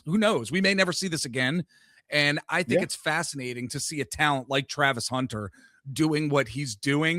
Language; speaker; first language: English; native; English